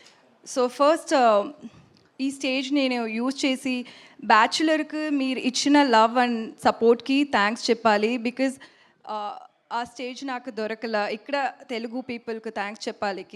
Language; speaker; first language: Telugu; non-native, learner; Tamil